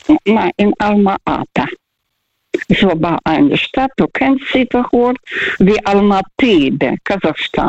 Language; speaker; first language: German; non-native, fluent; Russian